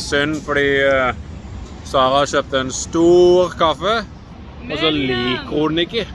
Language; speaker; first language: Norwegian; non-native, fluent; English